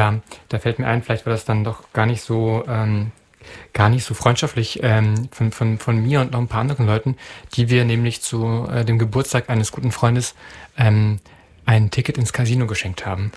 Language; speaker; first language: German; native; German